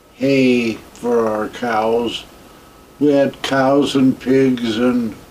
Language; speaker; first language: English; native; English